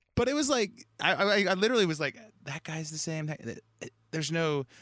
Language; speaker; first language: English; native; English